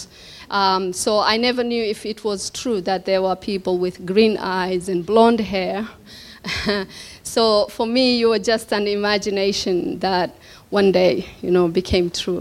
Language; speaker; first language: English; non-native, local second language; Somali